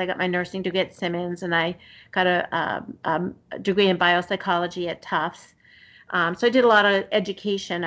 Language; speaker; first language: English; native; English